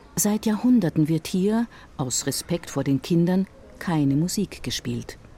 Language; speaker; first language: German; native; German